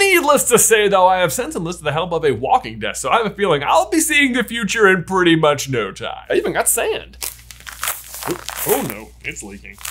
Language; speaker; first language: English; native; English